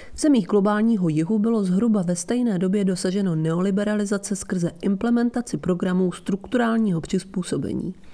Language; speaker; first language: Czech; non-native, fluent; Italian